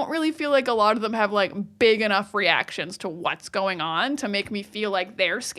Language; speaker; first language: English; native; English